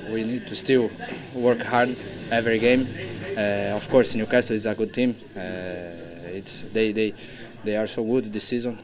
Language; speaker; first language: English; non-native, learner; Portuguese